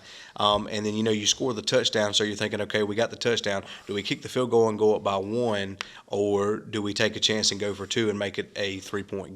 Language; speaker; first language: English; native; English